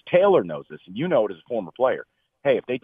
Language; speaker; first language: English; native; English